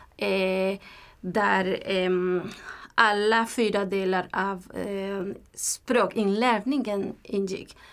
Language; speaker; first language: Swedish; non-native, fluent; Spanish